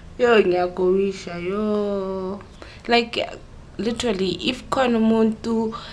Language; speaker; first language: Zulu; native; Zulu